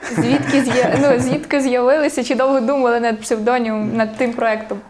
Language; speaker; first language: Ukrainian; native; Ukrainian